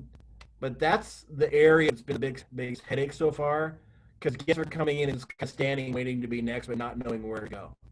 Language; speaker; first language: English; native; English